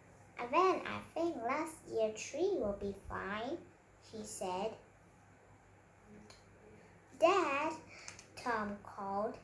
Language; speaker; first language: English; non-native, learner; Vietnamese